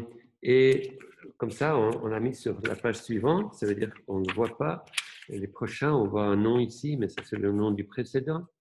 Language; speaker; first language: French; non-native, local second language; German